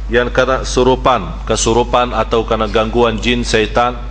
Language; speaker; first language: Indonesian; non-native, fluent; Arabic